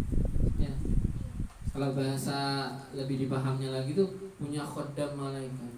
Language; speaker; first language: Indonesian; non-native, local second language; Javanese